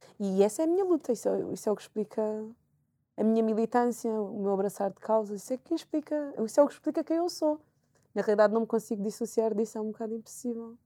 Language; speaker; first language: Portuguese; native; Portuguese